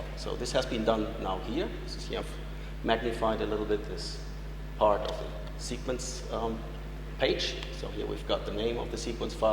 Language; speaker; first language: English; non-native, fluent; German